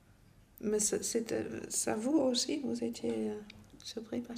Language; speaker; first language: French; non-native, fluent; Dutch